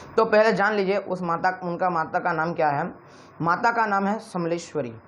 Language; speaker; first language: Hindi; non-native, local second language; Odia